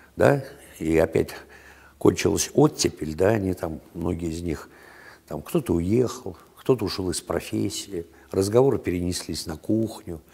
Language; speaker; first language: Russian; native; Russian